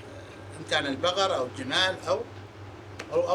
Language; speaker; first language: Arabic; native; Arabic